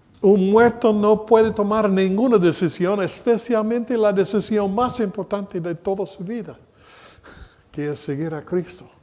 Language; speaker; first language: Spanish; non-native, fluent; English